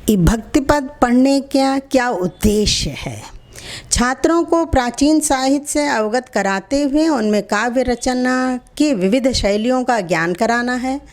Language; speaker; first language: Hindi; non-native, local second language; Telugu